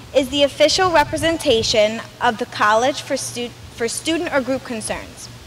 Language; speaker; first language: English; native; English